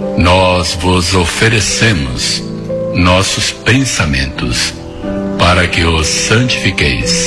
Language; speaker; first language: Portuguese; native; Portuguese